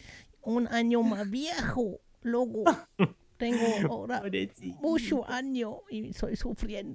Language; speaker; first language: Spanish; non-native, learner; German